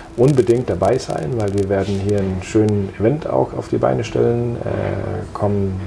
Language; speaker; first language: German; non-native, fluent; Danish